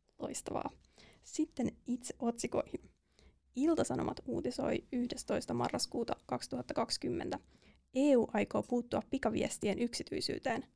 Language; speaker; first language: Finnish; native; Finnish